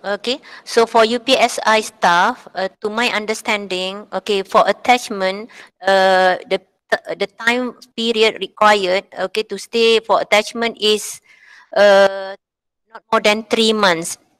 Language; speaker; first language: English; non-native, local second language; Malay